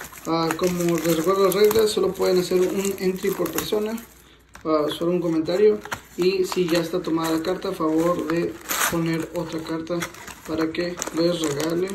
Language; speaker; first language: Spanish; native; Spanish